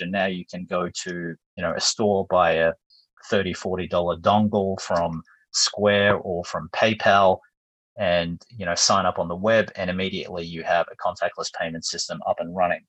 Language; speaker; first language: English; native; English